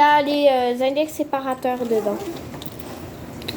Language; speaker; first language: French; native; French